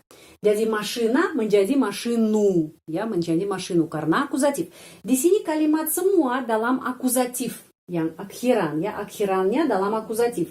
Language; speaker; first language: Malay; non-native, fluent; Russian